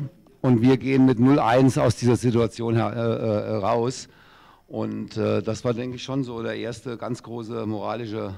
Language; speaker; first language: German; native; German